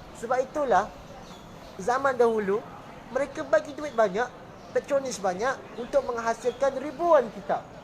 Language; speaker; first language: Malay; native; Malay